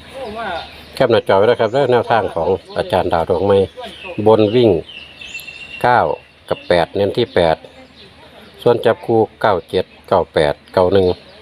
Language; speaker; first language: Thai; native; Thai